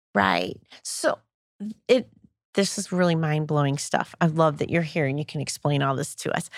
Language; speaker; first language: English; native; English